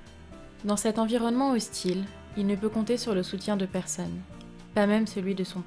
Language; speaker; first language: French; native; French